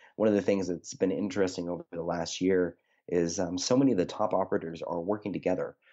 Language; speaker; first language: English; native; English